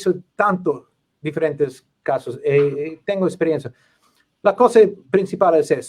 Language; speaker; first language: Spanish; non-native, learner; English